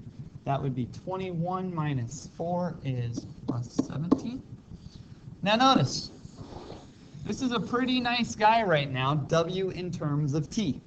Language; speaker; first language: English; native; English